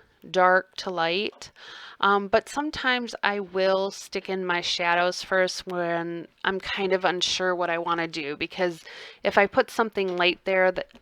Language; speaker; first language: English; native; English